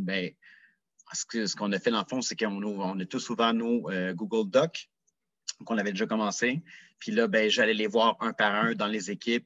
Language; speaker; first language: French; native; French